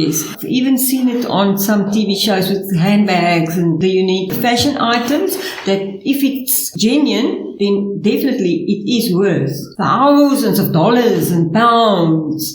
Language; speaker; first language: English; non-native, local second language; Afrikaans